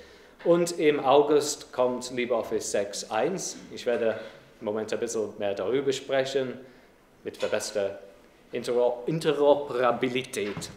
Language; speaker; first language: German; non-native, fluent; English